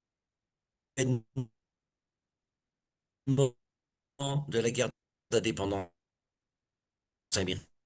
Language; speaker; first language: French; native; French